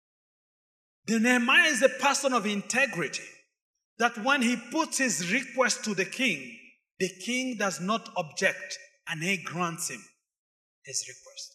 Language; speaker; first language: English; non-native, fluent; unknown